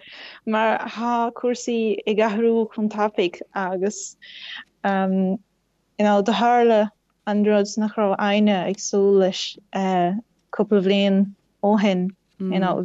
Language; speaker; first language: Irish; non-native, fluent; Portuguese